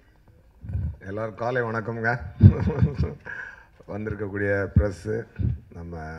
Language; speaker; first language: Tamil; native; Tamil